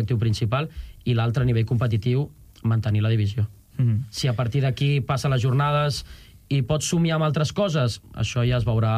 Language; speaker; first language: Catalan; native; Catalan